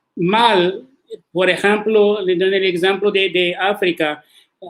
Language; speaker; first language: Spanish; non-native, learner; Arabic